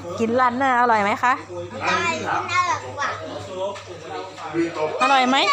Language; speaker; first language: Thai; native; Thai